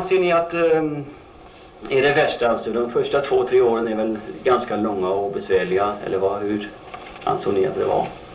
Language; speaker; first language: Swedish; native; Swedish